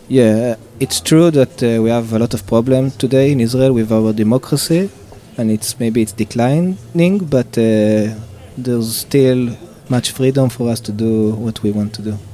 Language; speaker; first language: English; non-native, fluent; Hebrew